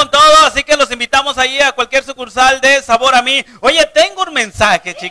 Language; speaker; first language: Spanish; native; Spanish